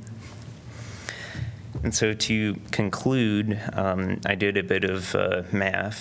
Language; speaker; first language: English; native; English